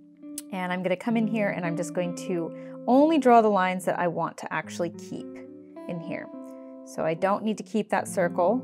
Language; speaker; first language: English; native; English